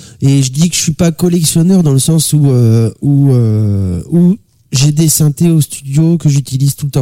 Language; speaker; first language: French; native; French